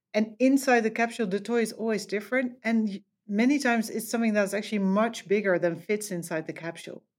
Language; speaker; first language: English; non-native, fluent; Dutch